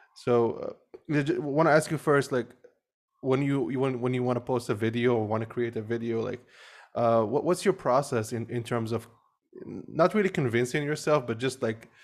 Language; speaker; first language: English; early bilingual, other home language; Arabic